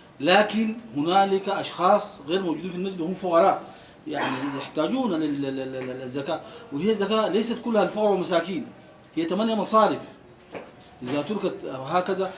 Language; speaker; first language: Arabic; native; Arabic